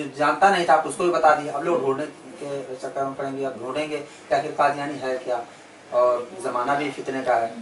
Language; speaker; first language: Urdu; native; Urdu